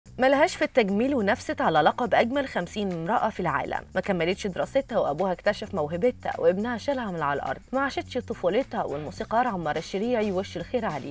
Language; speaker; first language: Arabic; native; Arabic